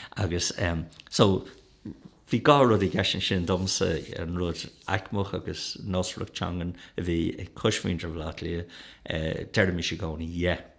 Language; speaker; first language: Irish; native; Irish